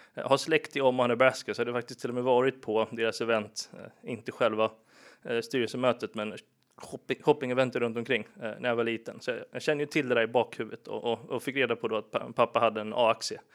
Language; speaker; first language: Swedish; early bilingual, other home language; English